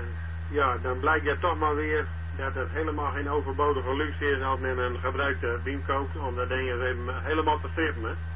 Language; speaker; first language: Dutch; native; Dutch